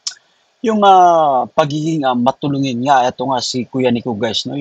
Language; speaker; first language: Filipino; native; Filipino